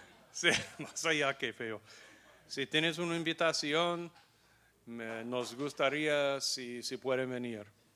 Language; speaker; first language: Spanish; non-native, learner; English